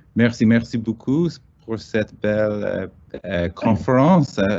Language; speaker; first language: French; non-native, learner; English